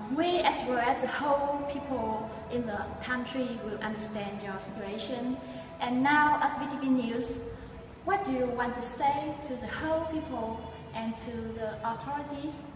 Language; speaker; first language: English; non-native, learner; Vietnamese